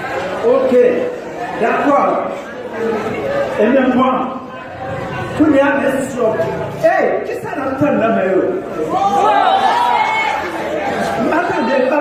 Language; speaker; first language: French; non-native, local second language; Haitian Creole